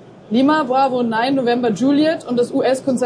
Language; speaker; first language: German; native; German